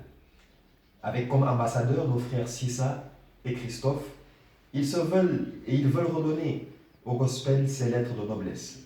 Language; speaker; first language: French; non-native, local second language; Wolof